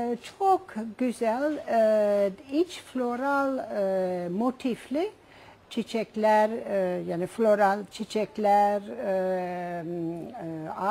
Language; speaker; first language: Turkish; non-native, fluent; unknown